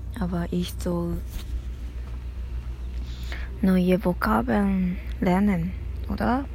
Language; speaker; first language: German; non-native, learner; Japanese